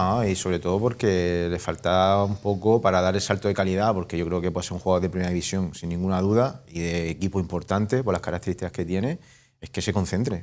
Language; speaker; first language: Spanish; native; Spanish